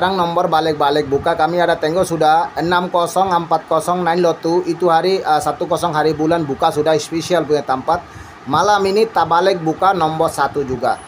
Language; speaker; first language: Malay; non-native, learner; Bangla